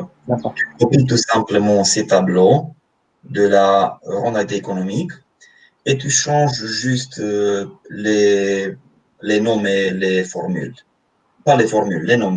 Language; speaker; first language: French; non-native, fluent; Romanian